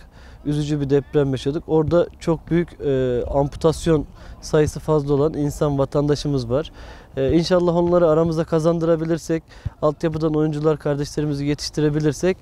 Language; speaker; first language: Turkish; native; Turkish